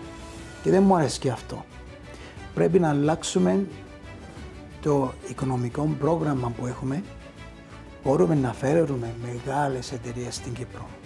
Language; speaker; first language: Greek; early bilingual, heritage; Greek